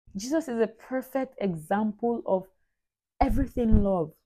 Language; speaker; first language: English; non-native, local second language; Igbo